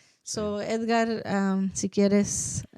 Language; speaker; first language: Spanish; early bilingual, heritage; Spanish